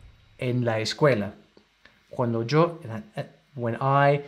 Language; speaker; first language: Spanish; non-native, fluent; English